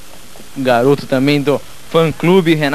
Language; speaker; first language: Portuguese; native; Portuguese